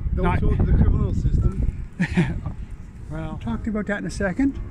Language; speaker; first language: English; native; English